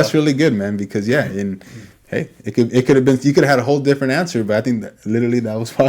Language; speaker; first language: English; native; English